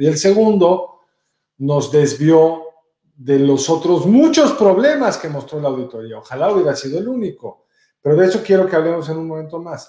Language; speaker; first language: Spanish; native; Spanish